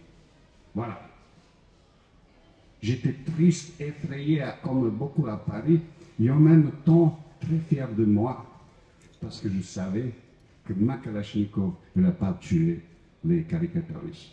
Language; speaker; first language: French; non-native, fluent; Croatian